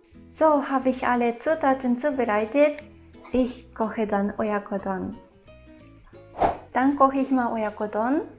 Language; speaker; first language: German; non-native, fluent; Japanese